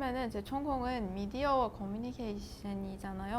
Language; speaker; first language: Korean; non-native, fluent; Persian